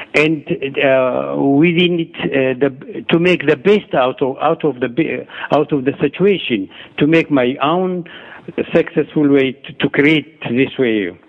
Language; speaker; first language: English; non-native, learner; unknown